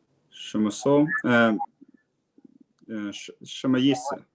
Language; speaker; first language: Chinese; non-native, learner; English